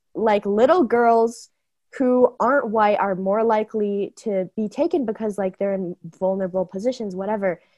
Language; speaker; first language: English; early bilingual, other home language; Chinese